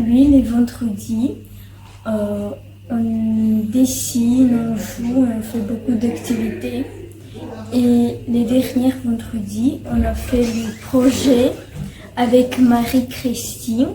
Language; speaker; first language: French; early bilingual, other home language; Chechen